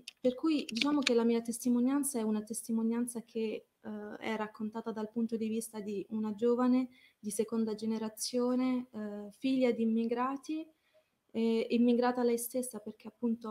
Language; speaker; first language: Italian; early bilingual, other home language; Arabic